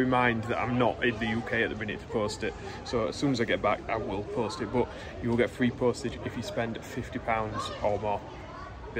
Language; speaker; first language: English; native; English